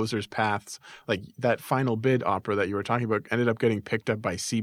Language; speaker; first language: English; native; English